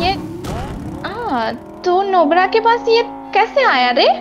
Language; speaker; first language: Hindi; non-native, learner; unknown